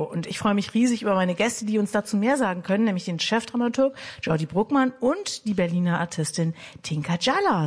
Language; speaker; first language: German; native; German